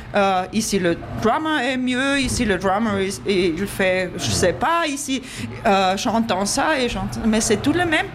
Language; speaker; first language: French; non-native, learner; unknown